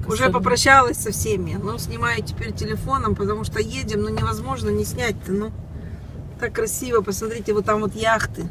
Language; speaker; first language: Russian; native; Russian